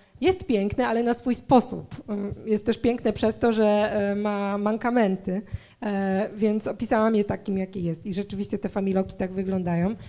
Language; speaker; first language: Polish; native; Polish